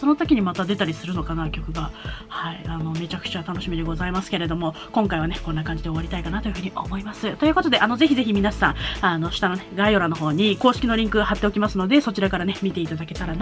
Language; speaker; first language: Japanese; native; Japanese